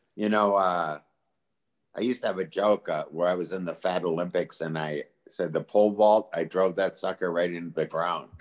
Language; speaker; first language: English; native; English